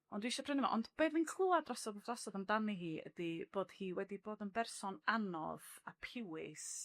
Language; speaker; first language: Welsh; native; Welsh